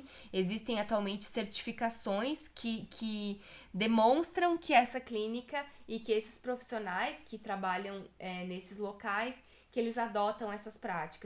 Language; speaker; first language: Portuguese; native; Portuguese